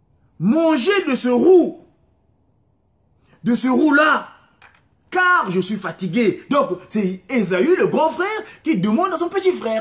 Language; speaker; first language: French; non-native, local second language; Kongo